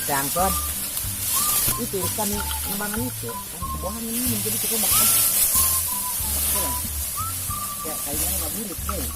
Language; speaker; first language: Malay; non-native, local second language; Sundanese